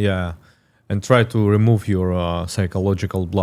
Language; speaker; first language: English; non-native, learner; Russian